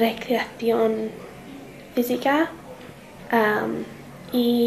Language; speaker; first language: Spanish; non-native, learner; English